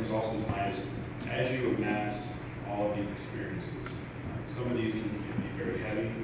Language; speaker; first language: English; native; English